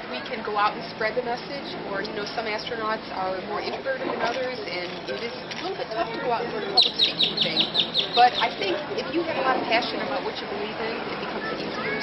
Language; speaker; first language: English; native; English